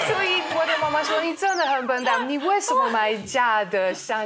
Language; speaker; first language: Chinese; non-native, fluent; Hungarian